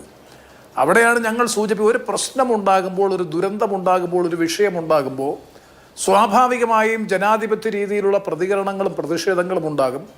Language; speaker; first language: Malayalam; native; Malayalam